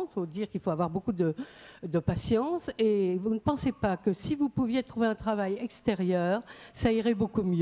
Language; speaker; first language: French; native; French